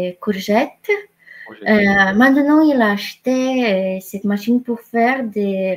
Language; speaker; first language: French; non-native, fluent; Polish